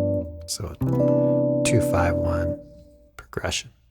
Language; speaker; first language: English; native; English